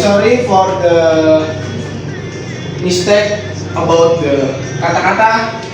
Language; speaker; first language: English; non-native, learner; Indonesian